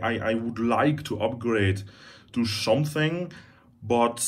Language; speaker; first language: English; non-native, fluent; Dutch